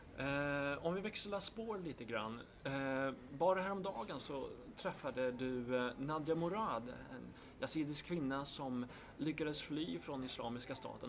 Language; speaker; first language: Swedish; native; Swedish